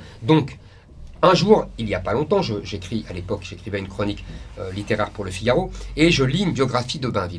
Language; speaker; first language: French; native; French